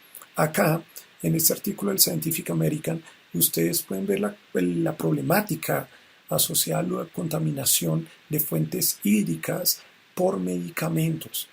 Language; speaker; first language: Spanish; native; Spanish